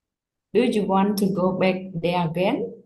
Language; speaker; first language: English; non-native, learner; Khmer